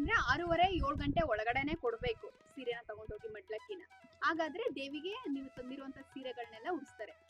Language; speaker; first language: Kannada; native; Kannada